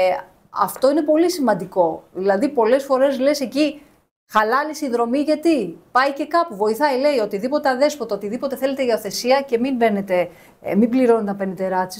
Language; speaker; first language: Greek; native; Greek